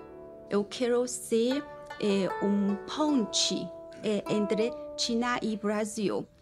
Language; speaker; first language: Portuguese; non-native, learner; Chinese